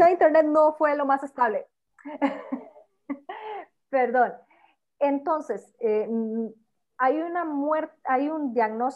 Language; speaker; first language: Spanish; native; Spanish